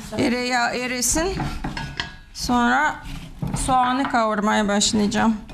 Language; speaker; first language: Turkish; non-native, fluent; Turkmen